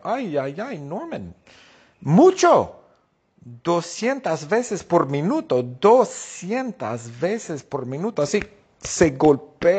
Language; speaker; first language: Spanish; non-native, fluent; English